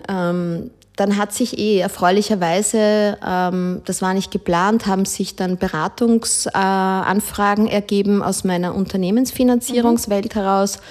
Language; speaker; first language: German; early bilingual, other home language; Spanish